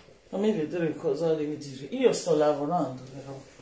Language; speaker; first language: Italian; non-native, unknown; Bini